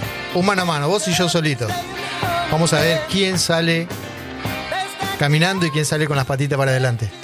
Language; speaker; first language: Spanish; native; Spanish